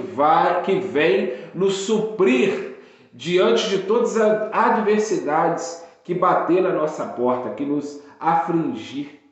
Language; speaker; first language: Portuguese; native; Portuguese